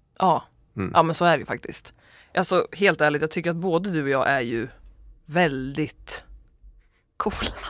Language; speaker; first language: Swedish; native; Swedish